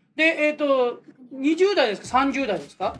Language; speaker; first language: Japanese; native; Japanese